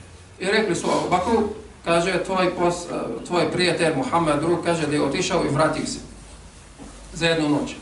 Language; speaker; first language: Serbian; non-native, fluent; Arabic